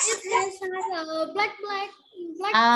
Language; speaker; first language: English; non-native, learner; Vietnamese